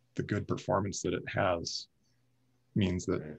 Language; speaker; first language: English; native; English